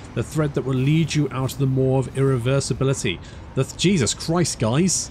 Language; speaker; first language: English; native; English